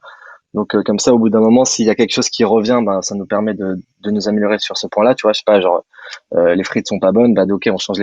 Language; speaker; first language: French; native; French